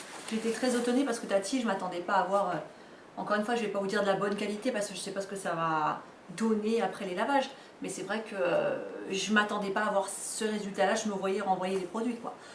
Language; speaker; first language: French; native; French